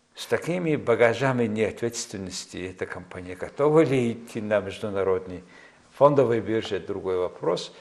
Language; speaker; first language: Russian; non-native, fluent; Mongolian